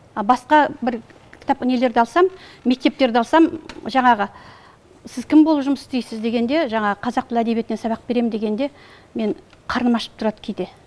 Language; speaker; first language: Kazakh; native; Kazakh